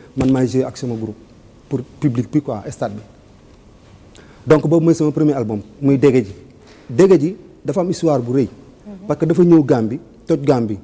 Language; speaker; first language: Wolof; native; Wolof